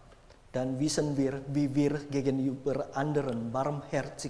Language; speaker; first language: German; non-native, fluent; Indonesian